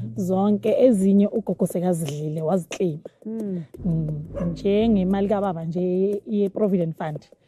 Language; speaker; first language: Zulu; native; Zulu